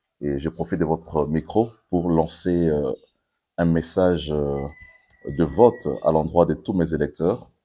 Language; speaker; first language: French; non-native, local second language; Lingala